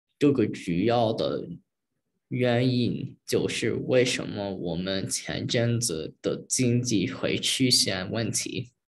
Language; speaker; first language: Chinese; early bilingual, heritage; Chinese